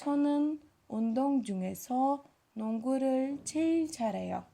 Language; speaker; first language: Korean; non-native, fluent; Turkish